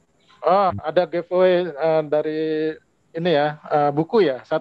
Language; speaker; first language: Indonesian; native; Indonesian